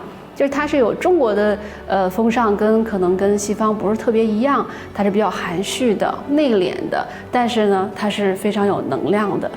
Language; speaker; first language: Chinese; native; Chinese